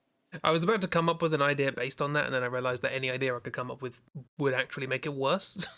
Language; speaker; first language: English; native; English